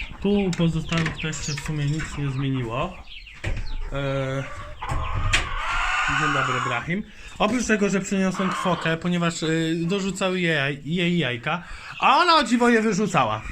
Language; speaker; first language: Polish; native; Polish